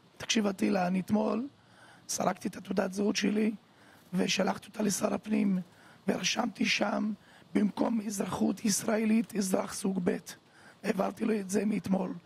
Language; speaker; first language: Hebrew; non-native, local second language; Arabic